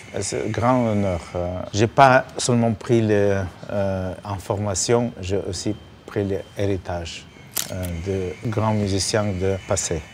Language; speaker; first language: French; non-native, learner; Russian